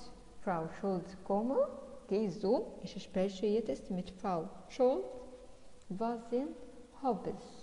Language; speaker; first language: German; non-native, fluent; Arabic